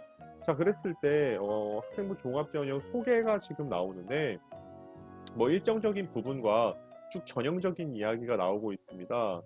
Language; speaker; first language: Korean; native; Korean